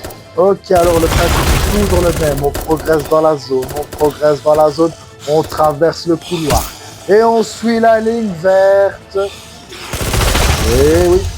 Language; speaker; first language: French; native; French